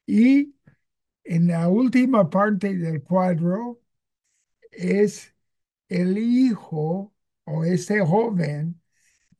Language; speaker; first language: Spanish; non-native, fluent; English